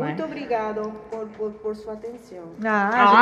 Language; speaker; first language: Portuguese; non-native, learner; Spanish